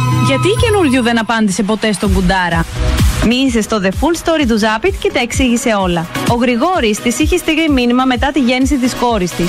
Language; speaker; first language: Greek; native; Greek